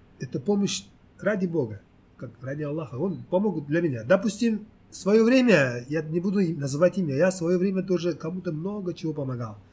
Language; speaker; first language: Russian; non-native, local second language; Tajik